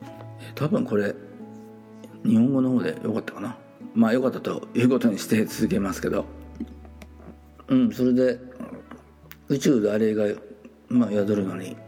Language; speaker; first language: Japanese; native; Japanese